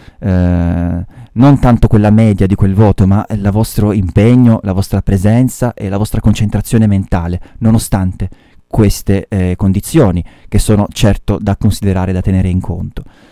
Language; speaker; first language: Italian; native; Italian